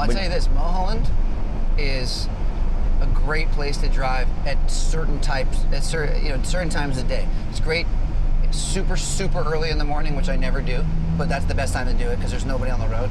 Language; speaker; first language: English; native; English